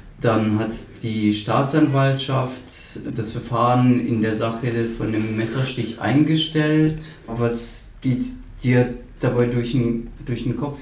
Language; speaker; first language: German; native; German